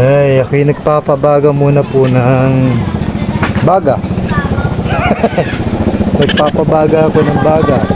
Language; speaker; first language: Filipino; native; Filipino